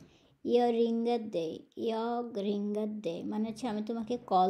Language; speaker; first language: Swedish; non-native, fluent; Bangla